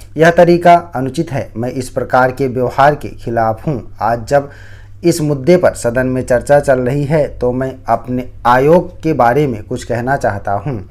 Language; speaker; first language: Hindi; native; Hindi